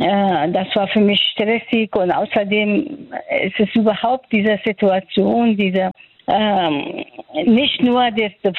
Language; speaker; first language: German; non-native, fluent; Persian